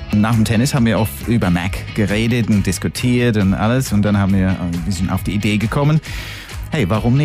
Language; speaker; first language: German; non-native, fluent; English